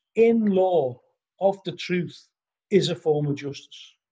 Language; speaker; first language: English; native; English